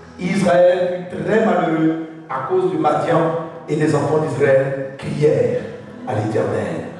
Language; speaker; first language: French; non-native, local second language; Dyula